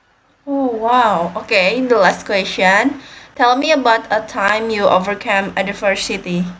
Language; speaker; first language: English; non-native, learner; Indonesian